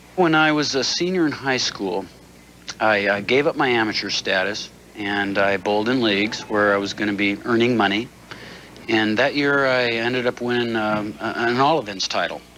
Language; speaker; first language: English; native; English